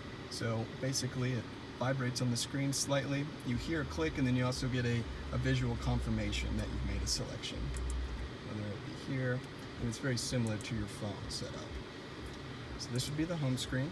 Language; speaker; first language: English; native; English